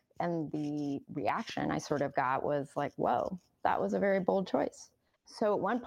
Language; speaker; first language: English; early bilingual, other home language; Spanish